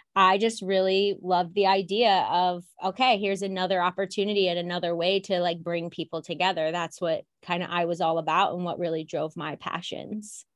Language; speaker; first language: English; native; English